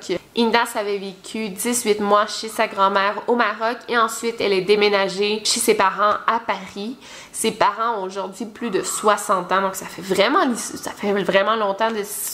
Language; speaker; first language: French; native; French